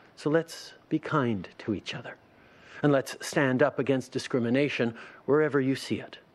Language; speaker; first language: English; early bilingual, other home language; French